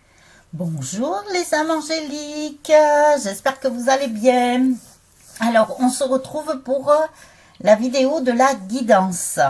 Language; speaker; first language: French; native; French